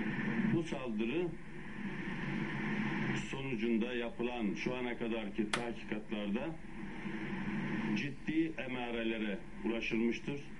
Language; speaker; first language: Turkish; native; Turkish